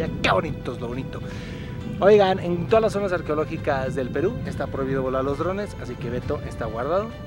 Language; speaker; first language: Spanish; native; Spanish